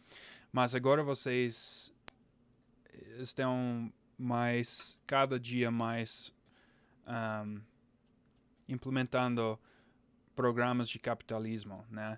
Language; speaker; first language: Portuguese; non-native, fluent; English